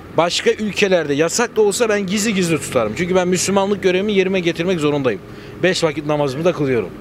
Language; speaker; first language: Turkish; native; Turkish